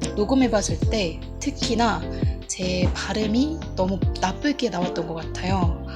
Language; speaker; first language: Korean; non-native, fluent; Burmese